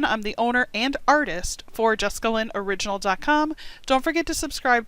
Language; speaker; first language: English; native; English